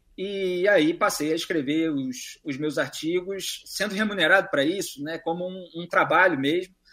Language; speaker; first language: Portuguese; native; Portuguese